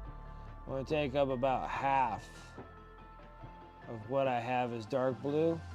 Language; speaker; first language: English; native; English